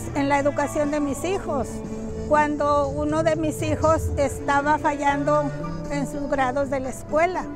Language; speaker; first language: Spanish; native; Spanish